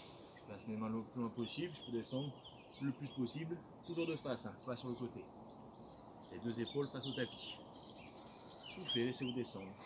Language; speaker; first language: French; native; French